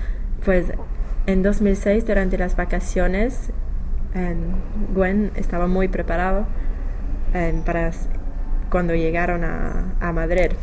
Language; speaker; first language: Spanish; non-native, learner; English